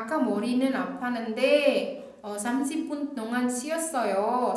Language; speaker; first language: Korean; non-native, fluent; Indonesian